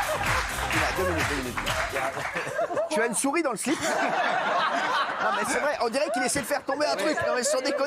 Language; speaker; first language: French; native; French